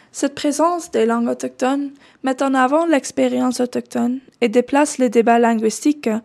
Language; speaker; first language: French; non-native, fluent; Dutch